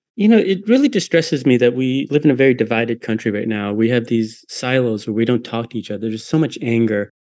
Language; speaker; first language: English; native; English